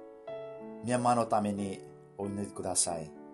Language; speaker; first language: Japanese; non-native, fluent; Burmese